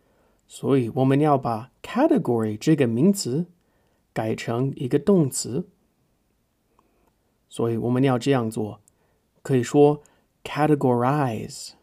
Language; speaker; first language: Chinese; non-native, fluent; English